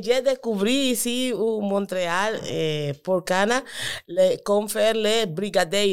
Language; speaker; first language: French; non-native, learner; Spanish